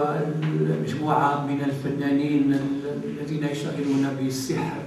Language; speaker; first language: Arabic; native; Arabic